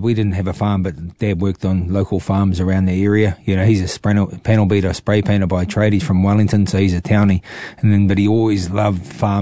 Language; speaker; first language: English; native; English